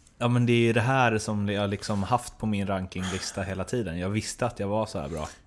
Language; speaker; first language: Swedish; native; Swedish